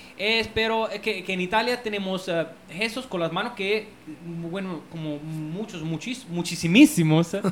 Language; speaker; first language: Spanish; non-native, fluent; Italian